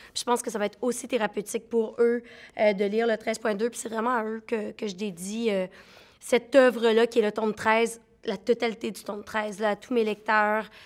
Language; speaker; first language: French; native; French